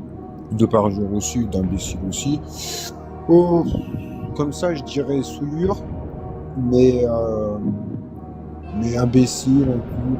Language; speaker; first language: French; native; French